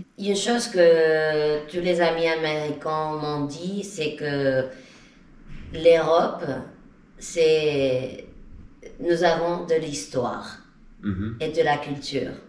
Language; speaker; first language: French; non-native, fluent; Spanish